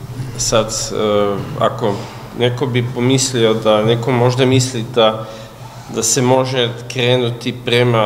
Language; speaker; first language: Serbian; non-native, fluent; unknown